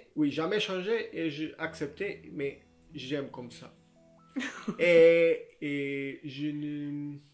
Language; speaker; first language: French; non-native, learner; Portuguese